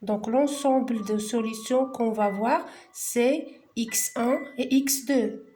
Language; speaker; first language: French; non-native, local second language; Arabic